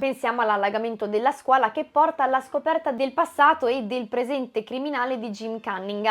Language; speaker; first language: Italian; native; Italian